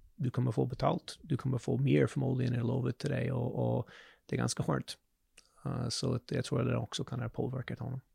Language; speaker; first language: Swedish; non-native, fluent; English